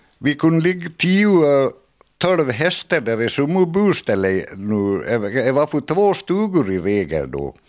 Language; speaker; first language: Swedish; native; Swedish